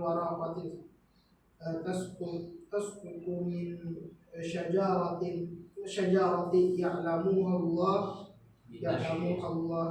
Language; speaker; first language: Arabic; non-native, learner; Indonesian